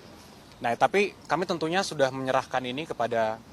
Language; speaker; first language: Indonesian; native; Indonesian